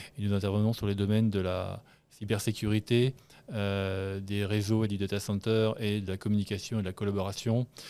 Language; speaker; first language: French; native; French